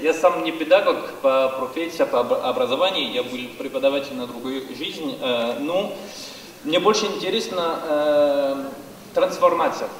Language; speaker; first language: Russian; non-native, fluent; French